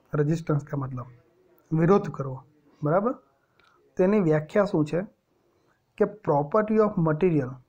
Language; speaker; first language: Hindi; non-native, local second language; Gujarati